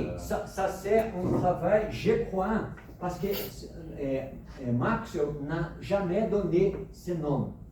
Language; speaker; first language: French; non-native, fluent; Portuguese